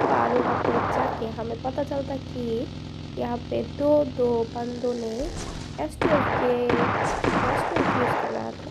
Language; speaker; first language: Hindi; non-native, fluent; Bangla